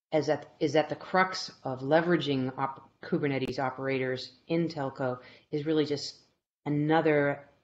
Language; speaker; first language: English; native; English